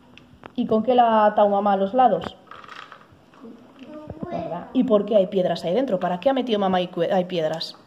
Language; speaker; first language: Spanish; native; Spanish